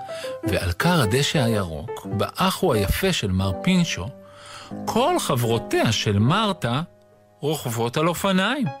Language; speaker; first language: Hebrew; native; Hebrew